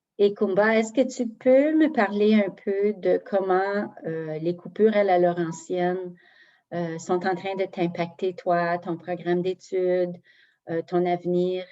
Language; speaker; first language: French; native; French